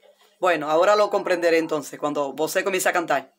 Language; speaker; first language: Spanish; native; Spanish